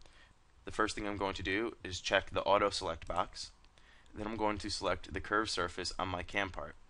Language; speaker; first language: English; native; English